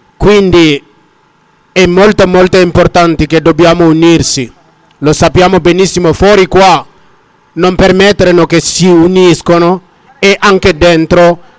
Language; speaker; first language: Italian; non-native, fluent; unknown